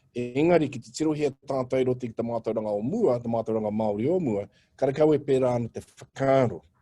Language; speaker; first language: Māori; non-native, local second language; English